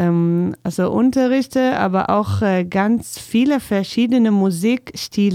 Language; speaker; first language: German; non-native, fluent; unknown